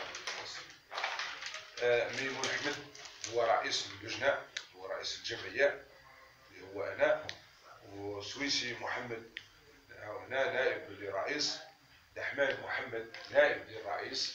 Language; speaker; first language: Arabic; native; Arabic